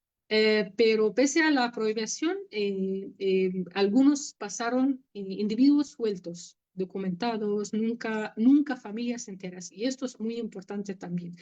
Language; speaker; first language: Spanish; non-native, fluent; Arabic